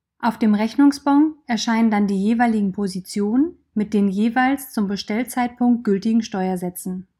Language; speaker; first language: German; native; German